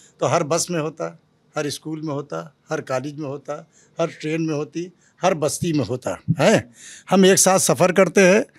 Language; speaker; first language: Hindi; native; Hindi